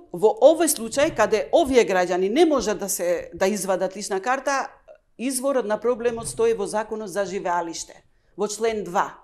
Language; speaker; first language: Macedonian; non-native, local second language; Albanian